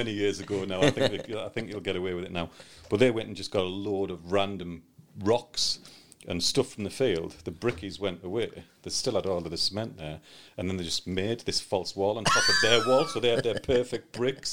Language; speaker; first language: English; native; English